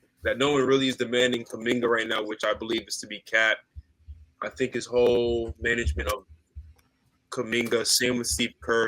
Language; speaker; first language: English; native; English